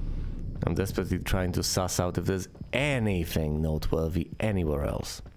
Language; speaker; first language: English; native; English